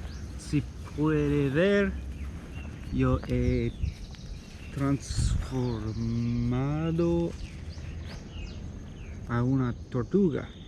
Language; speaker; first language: Spanish; non-native, learner; English